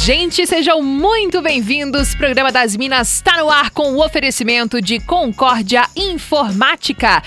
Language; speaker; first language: Portuguese; native; Portuguese